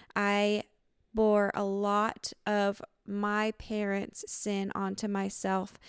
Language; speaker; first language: English; native; English